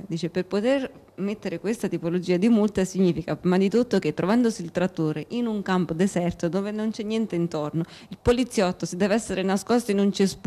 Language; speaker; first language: Italian; native; Italian